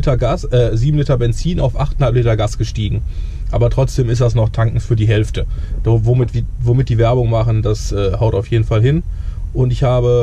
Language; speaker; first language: German; native; German